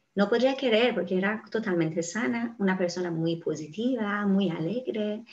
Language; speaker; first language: Spanish; non-native, fluent; Persian